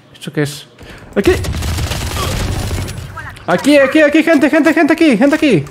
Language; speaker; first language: Spanish; native; Spanish